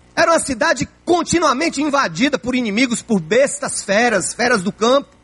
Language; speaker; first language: Portuguese; native; Portuguese